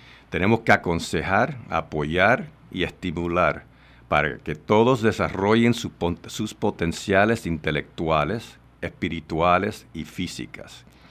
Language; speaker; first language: Spanish; native; Spanish